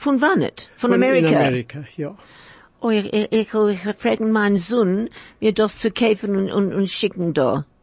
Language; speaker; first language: German; non-native, learner; English